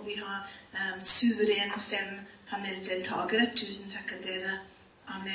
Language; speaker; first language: Norwegian; non-native, fluent; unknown